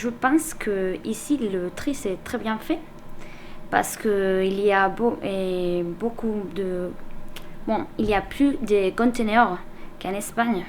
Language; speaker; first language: French; non-native, fluent; Spanish